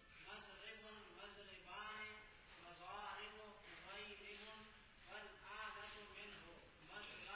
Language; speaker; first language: Arabic; non-native, learner; Punjabi